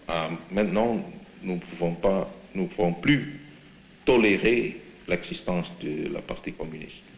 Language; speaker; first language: French; non-native, fluent; Indonesian